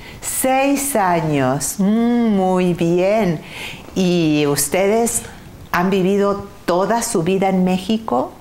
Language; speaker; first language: Spanish; native; Spanish